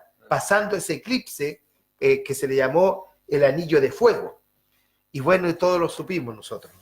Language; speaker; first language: Spanish; native; Spanish